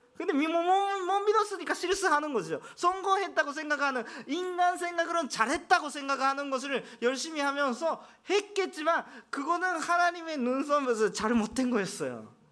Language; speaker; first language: Korean; non-native, fluent; Japanese